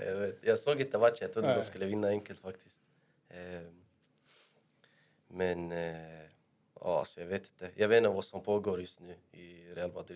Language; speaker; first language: Swedish; early bilingual, other home language; Arabic